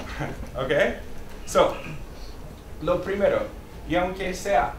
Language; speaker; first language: Spanish; non-native, fluent; English